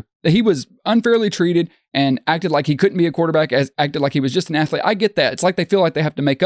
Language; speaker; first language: English; native; English